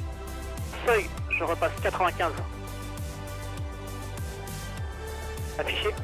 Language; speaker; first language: French; native; French